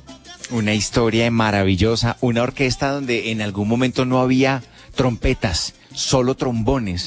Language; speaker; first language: Spanish; native; Spanish